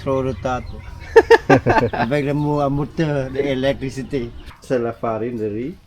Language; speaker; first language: French; non-native, learner; Khmer